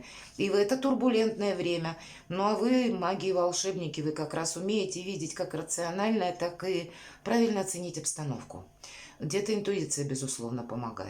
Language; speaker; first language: Russian; native; Russian